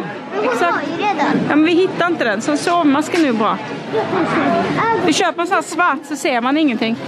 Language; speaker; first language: Swedish; native; Swedish